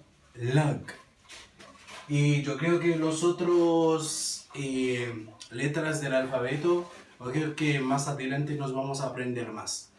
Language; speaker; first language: Spanish; non-native, learner; Haitian Creole